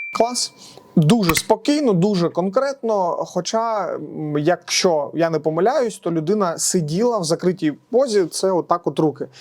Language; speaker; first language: Ukrainian; non-native, local second language; Russian